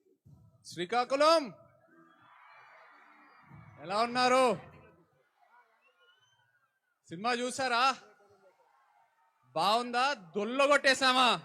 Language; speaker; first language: Telugu; native; Telugu